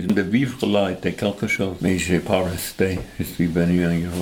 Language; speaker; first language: French; non-native, fluent; English